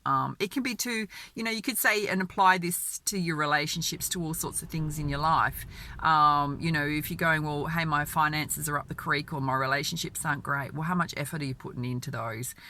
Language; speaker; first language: English; native; English